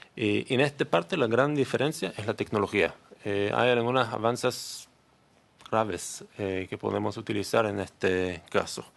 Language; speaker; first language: Spanish; non-native, learner; Hebrew